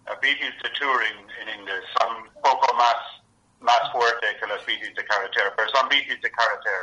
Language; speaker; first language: Spanish; non-native, learner; English